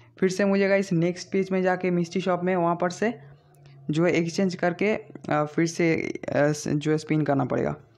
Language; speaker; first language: Hindi; non-native, local second language; Bangla